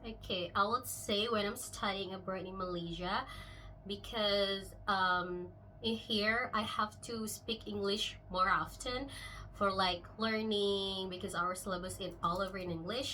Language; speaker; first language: English; non-native, local second language; Indonesian